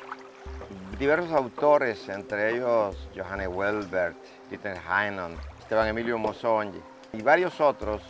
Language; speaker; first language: Spanish; native; Spanish